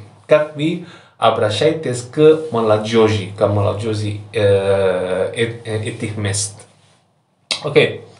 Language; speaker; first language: Russian; non-native, learner; Javanese